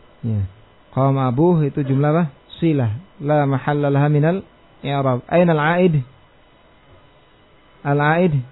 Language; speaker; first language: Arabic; non-native, fluent; Indonesian